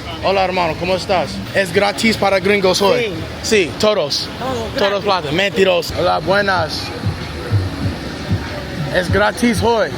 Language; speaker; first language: Spanish; non-native, learner; English